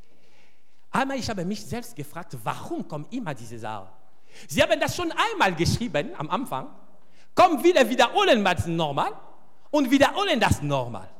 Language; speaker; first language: German; non-native, fluent; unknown